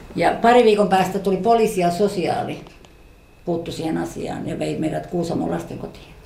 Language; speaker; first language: Finnish; native; Finnish